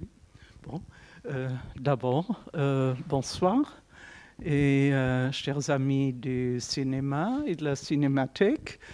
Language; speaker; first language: French; non-native, fluent; German